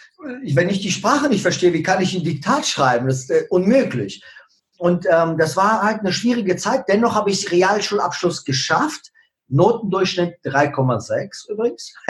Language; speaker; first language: German; early bilingual, other home language; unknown